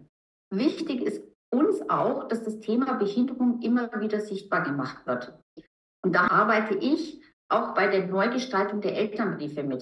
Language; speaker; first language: German; native; German